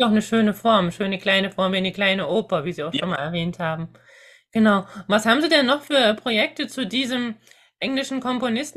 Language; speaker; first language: German; native; German